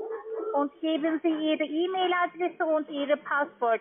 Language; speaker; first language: German; non-native, learner; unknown